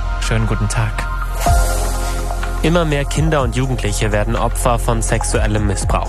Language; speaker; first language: German; native; German